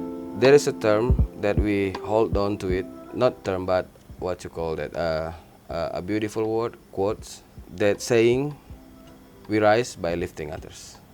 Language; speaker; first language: English; non-native, learner; Indonesian